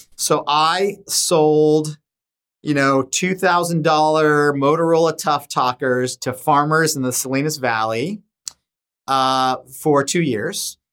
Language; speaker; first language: English; native; English